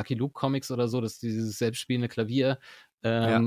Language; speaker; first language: German; native; German